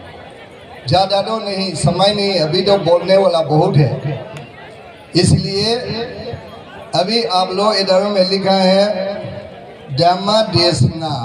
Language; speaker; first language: Hindi; non-native, learner; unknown